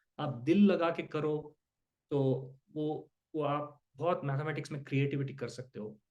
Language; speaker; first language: Hindi; non-native, local second language; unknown